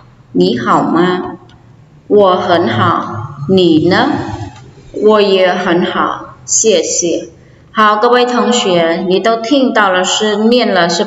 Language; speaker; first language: Chinese; non-native, fluent; Khmer